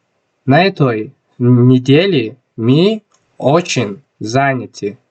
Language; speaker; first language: Russian; non-native, local second language; Tajik